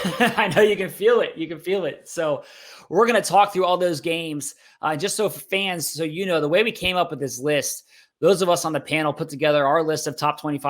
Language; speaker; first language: English; native; English